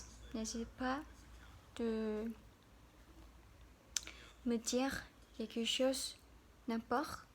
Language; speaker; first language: French; non-native, learner; Korean